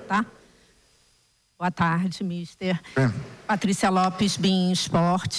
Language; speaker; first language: Portuguese; native; Portuguese